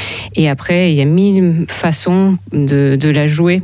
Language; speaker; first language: French; non-native, fluent; Russian